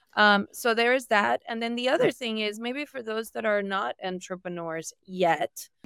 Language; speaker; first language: English; non-native, fluent; Spanish